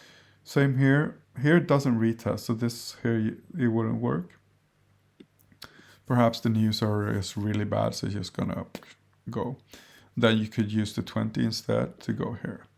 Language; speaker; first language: English; non-native, fluent; Swedish